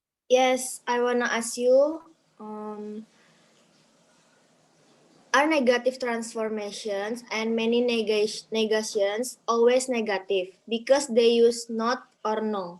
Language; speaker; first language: English; non-native, learner; Indonesian